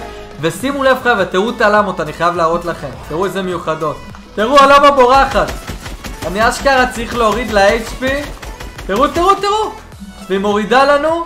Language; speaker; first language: Hebrew; native; Hebrew